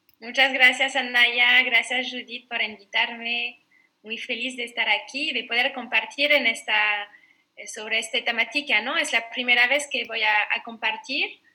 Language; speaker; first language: Spanish; non-native, fluent; French